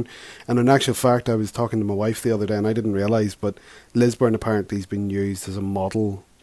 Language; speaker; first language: English; native; English